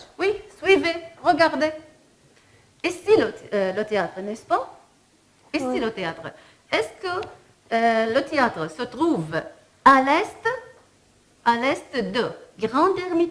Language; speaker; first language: French; non-native, fluent; Arabic